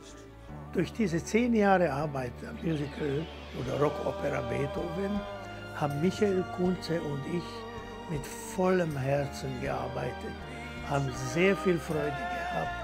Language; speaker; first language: German; non-native, fluent; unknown